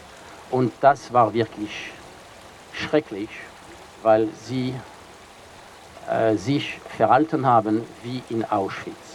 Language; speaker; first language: German; non-native, fluent; French